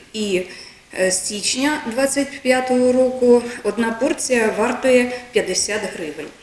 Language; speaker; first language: Ukrainian; native; Ukrainian